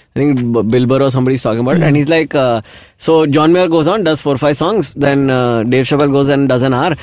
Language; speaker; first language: English; non-native, local second language; Hindi